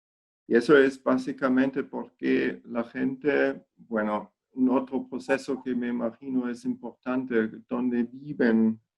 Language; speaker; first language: Spanish; non-native, fluent; German